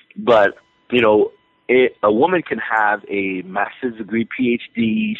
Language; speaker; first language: English; native; English